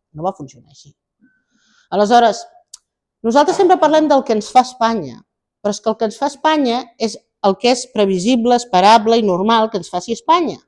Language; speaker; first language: Catalan; native; Catalan